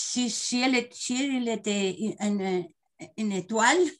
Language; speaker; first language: French; non-native, learner; Spanish